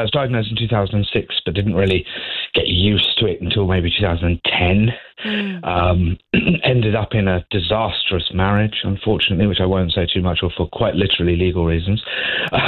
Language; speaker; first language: English; native; English